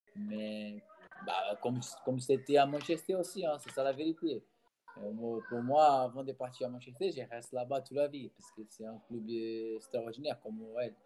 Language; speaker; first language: French; non-native, fluent; Portuguese